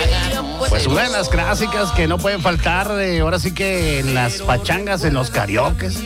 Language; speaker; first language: Spanish; native; Spanish